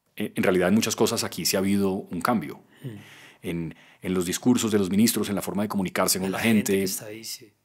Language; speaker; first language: Spanish; native; Spanish